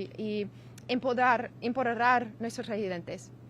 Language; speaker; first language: Spanish; non-native, learner; English